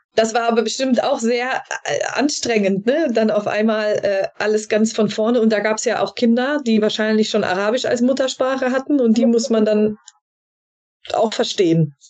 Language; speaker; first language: German; native; German